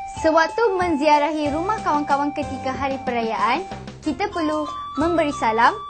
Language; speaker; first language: Malay; native; Malay